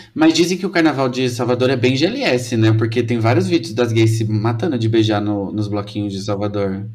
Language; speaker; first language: Portuguese; native; Portuguese